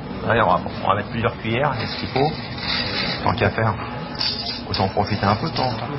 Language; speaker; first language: French; native; French